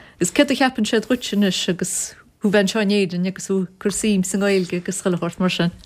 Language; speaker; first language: Irish; native; Irish